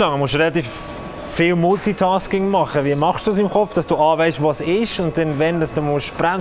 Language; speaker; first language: German; native; German